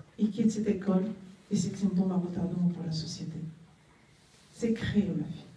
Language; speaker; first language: French; non-native, local second language; Arabic